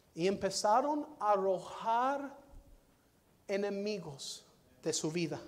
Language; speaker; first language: Spanish; non-native, fluent; English